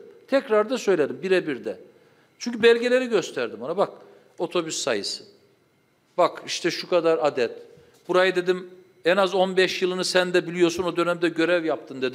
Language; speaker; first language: Turkish; native; Turkish